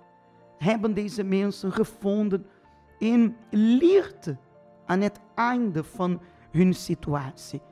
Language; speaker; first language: Dutch; non-native, fluent; Portuguese